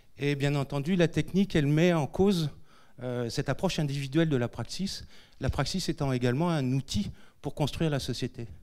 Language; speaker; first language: French; native; French